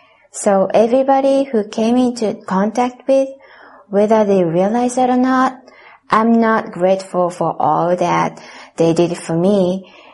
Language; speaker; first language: English; non-native, fluent; Japanese